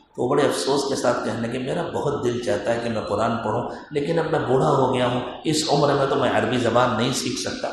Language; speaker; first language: Urdu; native; Urdu